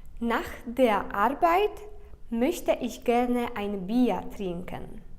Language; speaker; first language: German; non-native, fluent; Polish